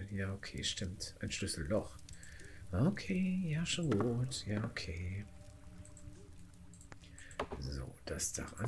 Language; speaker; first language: German; native; German